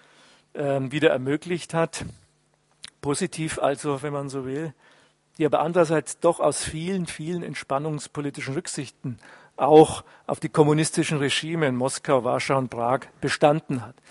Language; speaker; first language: German; native; German